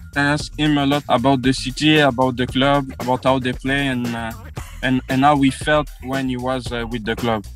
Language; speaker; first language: English; non-native, fluent; French